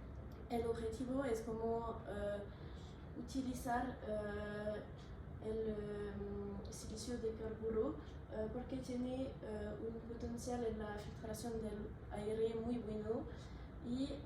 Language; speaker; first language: Spanish; non-native, learner; French